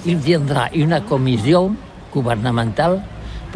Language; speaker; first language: French; non-native, learner; Catalan